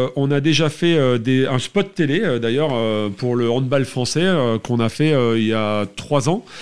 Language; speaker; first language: French; native; French